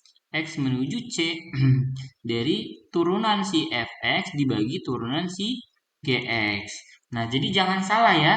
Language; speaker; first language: Indonesian; native; Indonesian